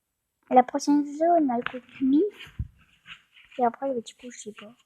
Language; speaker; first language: French; native; French